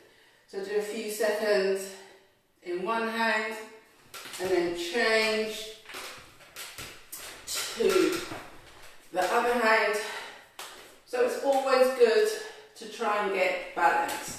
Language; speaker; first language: English; native; English